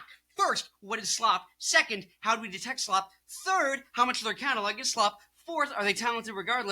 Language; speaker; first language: English; native; English